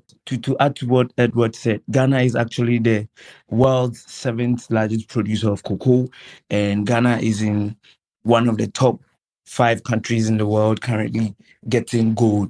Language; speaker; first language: English; non-native, local second language; Akan